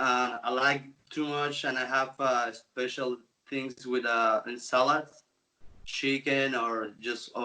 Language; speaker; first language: English; non-native, local second language; Spanish